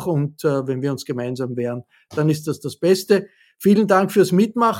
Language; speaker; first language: German; native; German